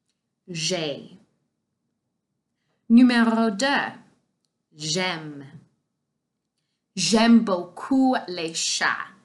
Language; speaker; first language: French; non-native, fluent; English